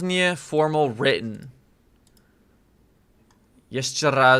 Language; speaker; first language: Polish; non-native, learner; English